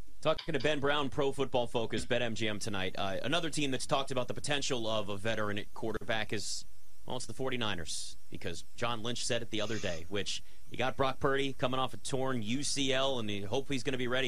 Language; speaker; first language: English; native; English